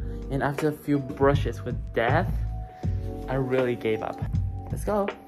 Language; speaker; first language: English; non-native, fluent; Vietnamese